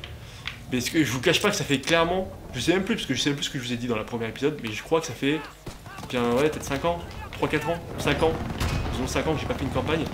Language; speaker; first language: French; native; French